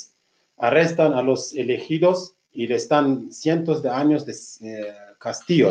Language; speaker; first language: Spanish; non-native, fluent; Kurdish